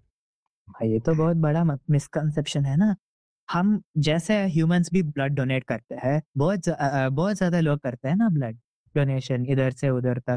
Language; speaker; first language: Hindi; non-native, local second language; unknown